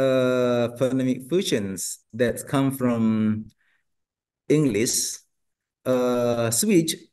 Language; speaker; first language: English; non-native, learner; Indonesian